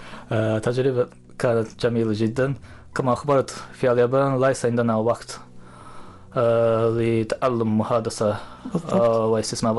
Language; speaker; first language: Arabic; non-native, fluent; Japanese